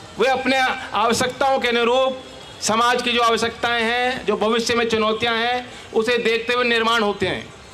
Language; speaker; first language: Hindi; native; Hindi